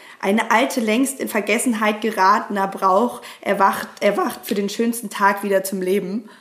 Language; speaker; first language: German; native; German